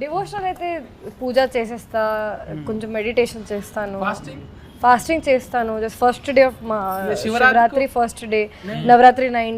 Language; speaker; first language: Telugu; non-native, local second language; Hindi